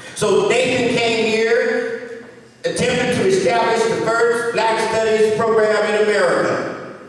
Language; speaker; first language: English; native; English